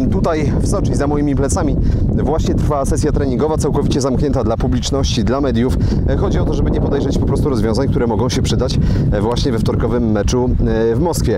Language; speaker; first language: Polish; native; Polish